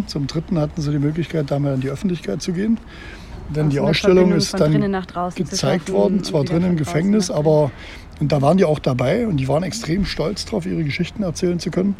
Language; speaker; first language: German; native; German